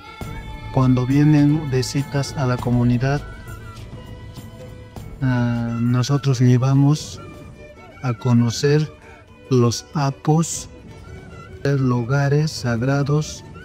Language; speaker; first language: Spanish; non-native, local second language; Quechua